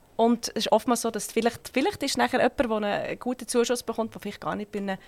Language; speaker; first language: German; native; German